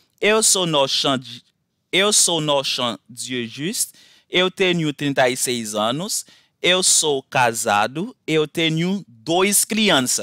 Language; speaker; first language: Portuguese; non-native, fluent; Haitian Creole